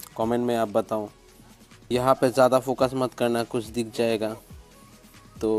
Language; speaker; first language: Hindi; non-native, local second language; Bangla